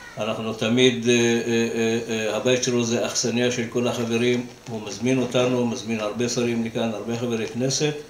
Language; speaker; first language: Hebrew; non-native, local second language; Arabic